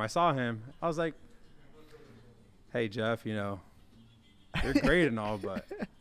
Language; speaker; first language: English; native; English